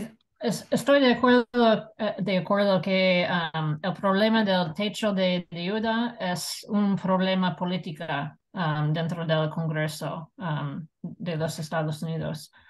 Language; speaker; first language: Spanish; non-native, fluent; English